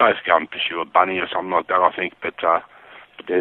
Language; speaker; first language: English; native; English